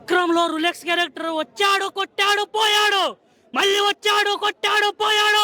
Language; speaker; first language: Telugu; native; Telugu